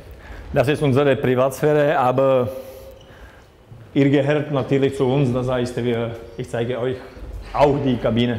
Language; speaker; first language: German; non-native, fluent; Czech